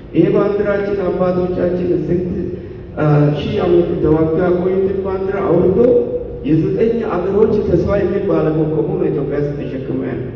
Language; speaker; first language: Amharic; non-native, local second language; Sidamo